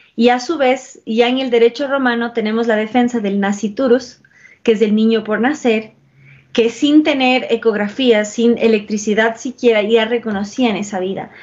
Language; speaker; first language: Spanish; early bilingual, heritage; English